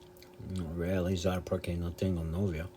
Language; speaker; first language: Spanish; non-native, learner; English